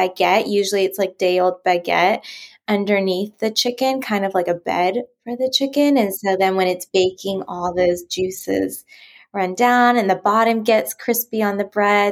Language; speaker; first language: English; native; English